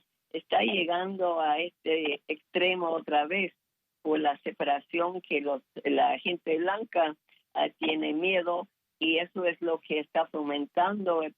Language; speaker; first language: Spanish; non-native, fluent; English